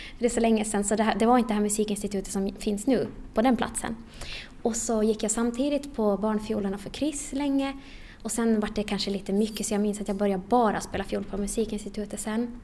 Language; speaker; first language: Swedish; native; Swedish